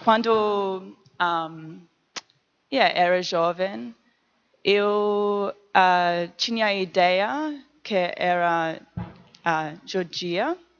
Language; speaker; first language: Portuguese; non-native, learner; English